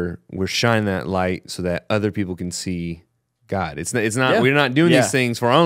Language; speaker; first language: English; native; English